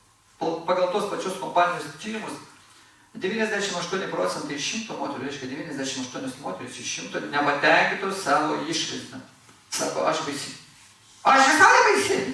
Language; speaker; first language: Lithuanian; native; Lithuanian